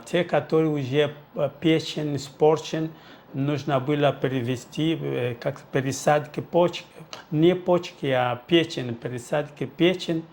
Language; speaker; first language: Russian; non-native, fluent; Portuguese